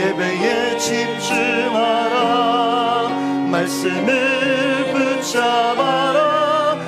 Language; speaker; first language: Korean; native; Korean